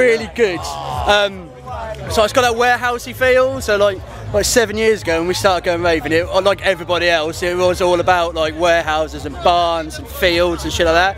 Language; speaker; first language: English; native; English